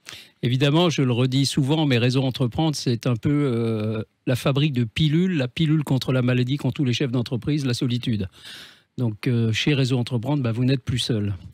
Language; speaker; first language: French; native; French